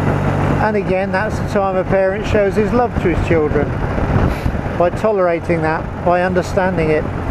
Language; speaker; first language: English; native; English